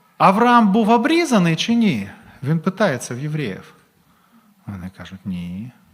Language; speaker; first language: Ukrainian; non-native, local second language; Russian